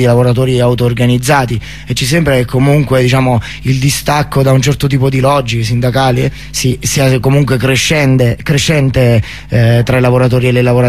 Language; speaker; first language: Italian; native; Italian